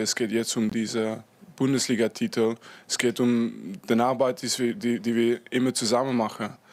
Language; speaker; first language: German; non-native, fluent; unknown